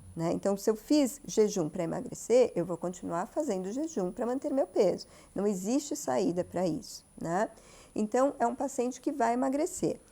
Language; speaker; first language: Portuguese; native; Portuguese